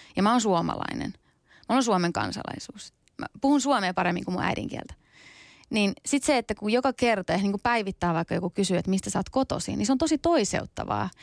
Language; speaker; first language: Finnish; early bilingual, other home language; Kurdish